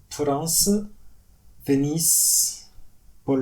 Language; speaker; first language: Korean; non-native, learner; French